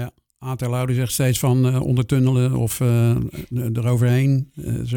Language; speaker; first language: Dutch; native; Dutch